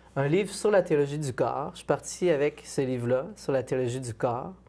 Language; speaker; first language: French; native; French